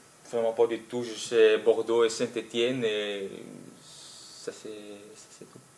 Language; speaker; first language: French; non-native, local second language; Dutch